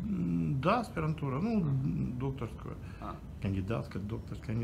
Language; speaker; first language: Russian; native; Russian